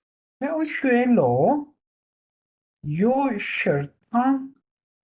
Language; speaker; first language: Chinese; non-native, learner; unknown